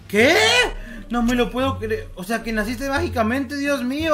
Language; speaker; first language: Spanish; native; Spanish